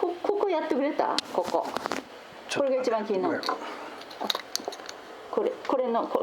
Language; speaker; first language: Japanese; native; Japanese